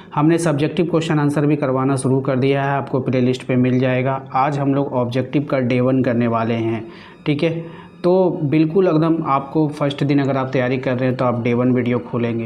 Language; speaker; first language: Hindi; native; Hindi